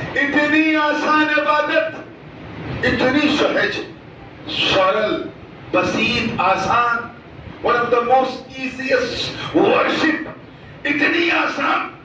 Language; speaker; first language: Urdu; native; Urdu